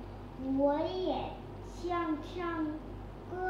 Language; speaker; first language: Chinese; non-native, learner; Vietnamese